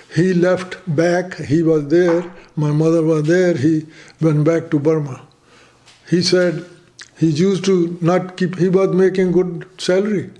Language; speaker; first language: English; non-native, fluent; Punjabi